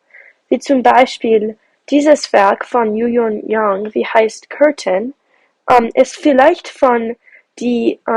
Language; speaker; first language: German; non-native, learner; English